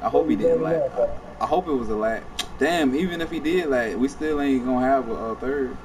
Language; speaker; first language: English; native; English